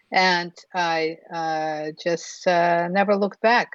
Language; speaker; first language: English; non-native, fluent; Russian